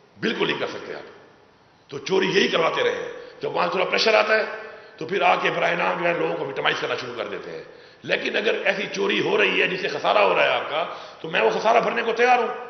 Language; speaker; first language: Urdu; non-native, local second language; Pashto